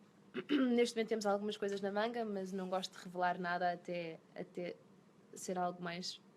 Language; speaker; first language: Portuguese; native; Portuguese